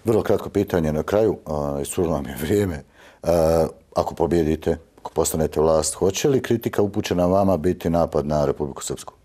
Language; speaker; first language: Serbian; native; Serbian